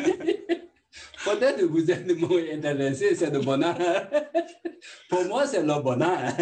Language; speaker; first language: French; non-native, learner; Tibetan